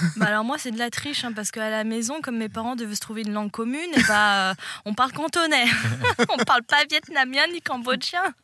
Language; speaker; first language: French; early bilingual, other home language; Cantonese